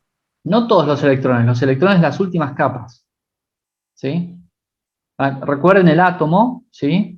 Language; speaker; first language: Spanish; native; Spanish